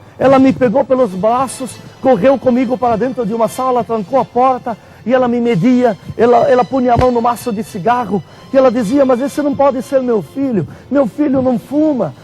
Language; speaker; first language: Portuguese; non-native, fluent; Arabic